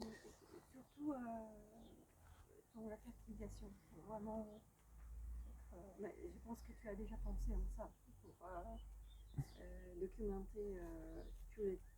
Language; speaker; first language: French; non-native, fluent; English